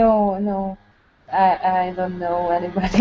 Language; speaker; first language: English; non-native, learner; Hungarian